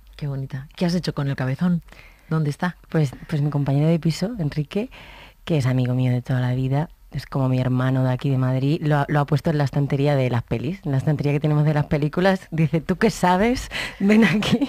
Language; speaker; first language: Spanish; native; Spanish